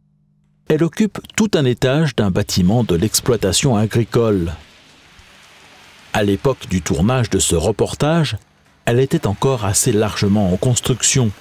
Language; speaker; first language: French; native; French